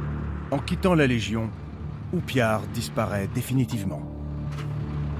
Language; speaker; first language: French; native; French